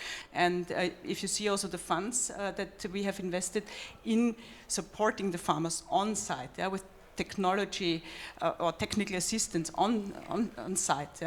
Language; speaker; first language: English; non-native, fluent; German